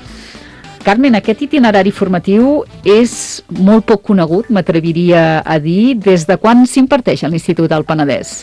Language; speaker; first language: Catalan; native; Catalan